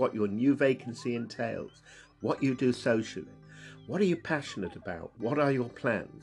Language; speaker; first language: English; native; English